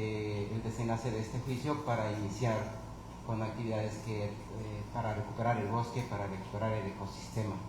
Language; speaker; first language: Spanish; native; Spanish